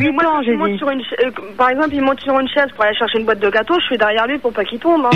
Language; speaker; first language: French; native; French